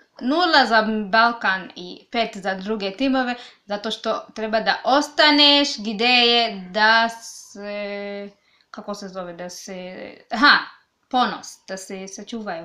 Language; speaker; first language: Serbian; non-native, learner; English